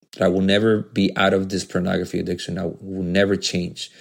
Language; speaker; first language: English; early bilingual, other home language; Spanish